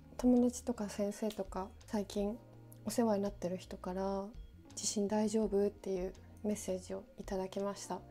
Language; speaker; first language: Japanese; native; Japanese